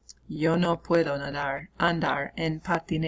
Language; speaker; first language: Spanish; non-native, fluent; English